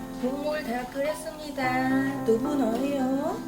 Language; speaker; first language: Korean; non-native, learner; Vietnamese